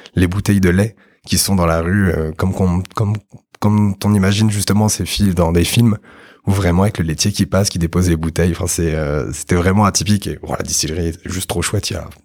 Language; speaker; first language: French; native; French